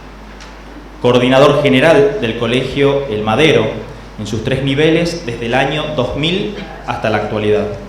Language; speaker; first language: Spanish; native; Spanish